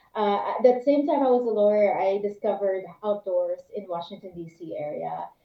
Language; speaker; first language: English; non-native, local second language; Filipino